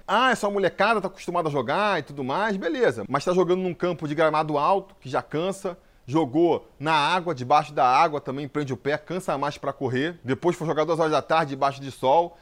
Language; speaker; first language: Portuguese; native; Portuguese